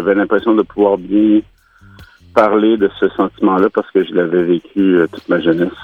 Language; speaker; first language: French; native; French